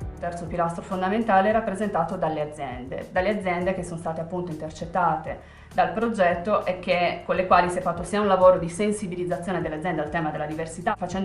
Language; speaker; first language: Italian; native; Italian